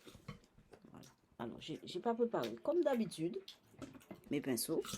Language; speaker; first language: French; native; French